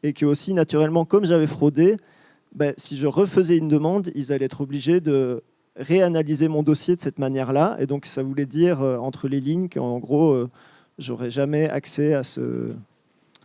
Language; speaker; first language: French; native; French